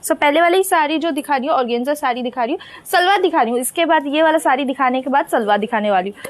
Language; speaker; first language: Hindi; non-native, local second language; Bangla